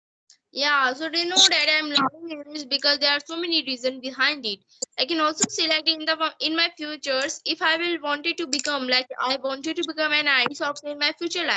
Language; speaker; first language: English; non-native, learner; Hindi